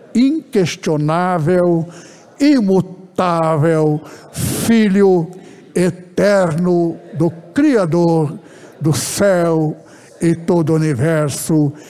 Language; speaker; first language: Portuguese; early bilingual, other home language; Japanese